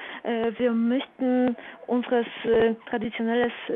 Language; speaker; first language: German; non-native, fluent; Polish